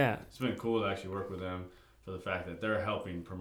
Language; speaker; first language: English; native; English